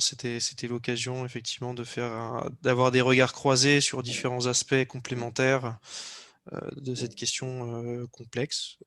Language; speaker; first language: French; native; French